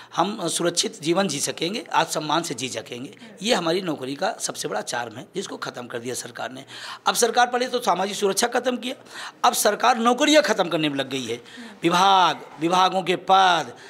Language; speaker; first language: Hindi; native; Hindi